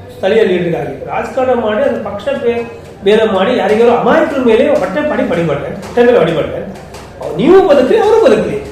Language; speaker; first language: Kannada; native; Kannada